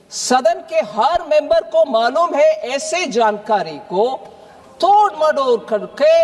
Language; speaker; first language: Hindi; non-native, local second language; Tamil